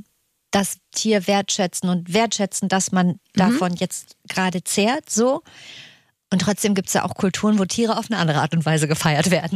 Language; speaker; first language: German; native; German